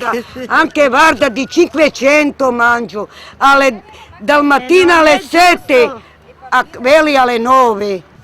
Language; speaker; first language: Italian; non-native, learner; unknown